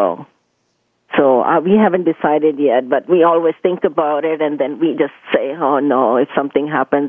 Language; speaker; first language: English; non-native, local second language; Punjabi